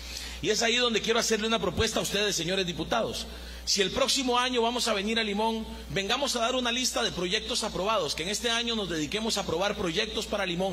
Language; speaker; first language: Spanish; native; Spanish